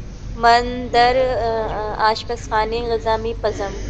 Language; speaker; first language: Persian; non-native, learner; Urdu